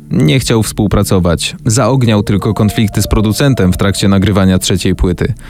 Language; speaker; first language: Polish; native; Polish